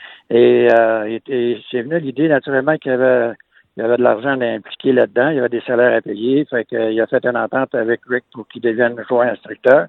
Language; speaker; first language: French; native; French